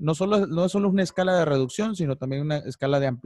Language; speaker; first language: Spanish; native; Spanish